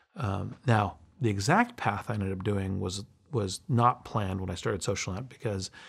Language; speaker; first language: English; native; English